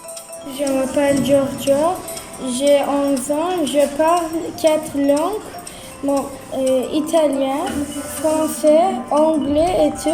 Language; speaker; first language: French; non-native, local second language; Turkish